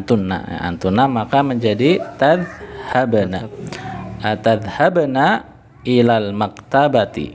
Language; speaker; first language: Indonesian; native; Indonesian